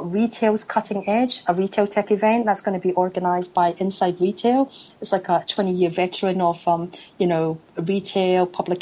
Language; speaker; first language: English; native; English